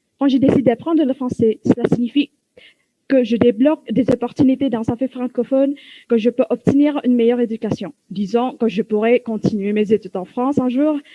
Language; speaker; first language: French; non-native, fluent; Indonesian